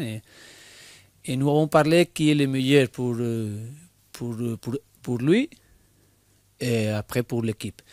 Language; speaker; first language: French; non-native, learner; Spanish